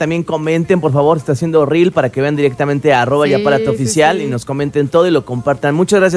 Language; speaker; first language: Spanish; native; Spanish